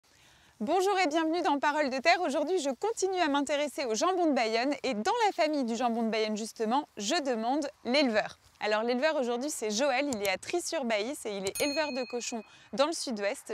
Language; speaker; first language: French; native; French